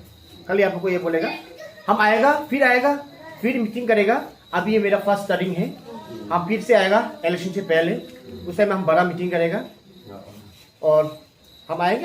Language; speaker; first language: Hindi; non-native, local second language; Garo